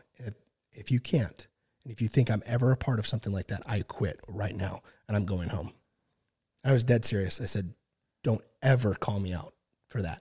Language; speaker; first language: English; native; English